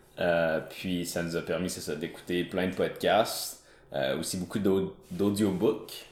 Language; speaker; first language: French; native; French